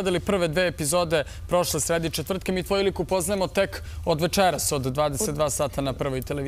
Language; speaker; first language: Serbian; native; Serbian